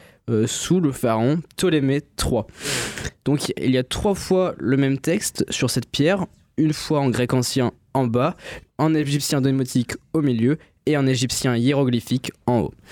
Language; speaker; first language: French; native; French